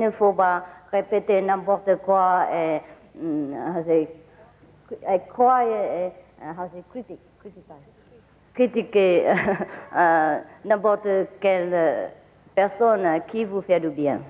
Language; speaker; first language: French; non-native, learner; Vietnamese